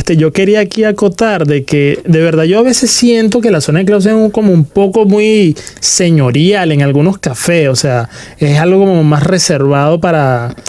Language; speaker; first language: Spanish; native; Spanish